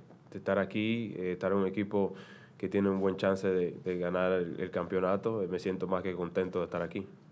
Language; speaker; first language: Spanish; native; Spanish